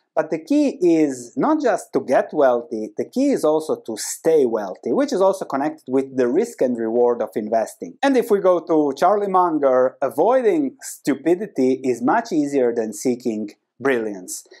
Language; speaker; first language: English; non-native, fluent; Croatian